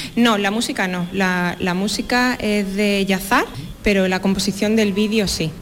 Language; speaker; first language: Spanish; native; Spanish